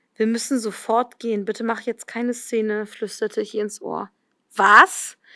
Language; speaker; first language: German; native; German